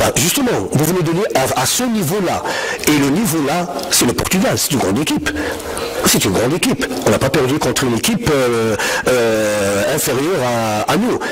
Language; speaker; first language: French; non-native, local second language; Arabic